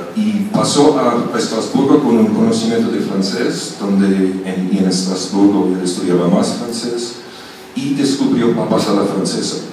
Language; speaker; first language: Spanish; non-native, fluent; German